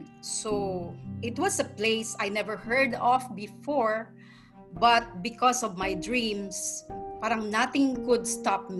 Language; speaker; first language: English; non-native, local second language; Tausug